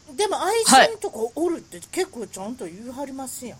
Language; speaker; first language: Japanese; native; Japanese